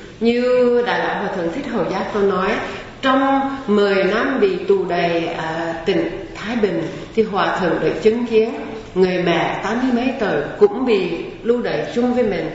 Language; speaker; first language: Vietnamese; non-native, fluent; English